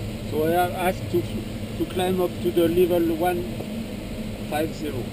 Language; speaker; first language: English; non-native, fluent; French